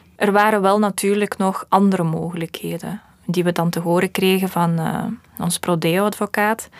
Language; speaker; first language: Dutch; early bilingual, other home language; Russian